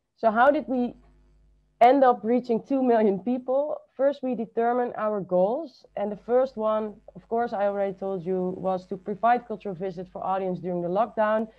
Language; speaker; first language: English; non-native, fluent; Dutch